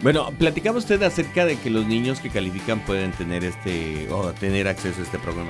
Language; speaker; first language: Spanish; native; Spanish